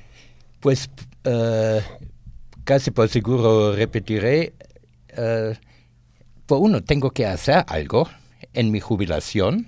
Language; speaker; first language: Spanish; non-native, fluent; German